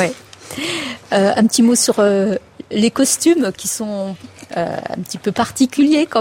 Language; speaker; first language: French; native; French